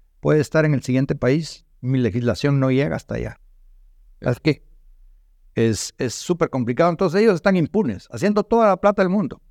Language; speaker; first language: Spanish; native; Spanish